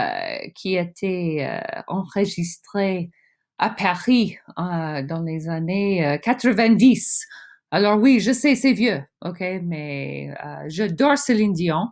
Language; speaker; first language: French; non-native, fluent; English